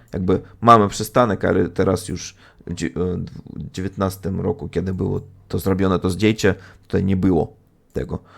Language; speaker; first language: Polish; non-native, fluent; Russian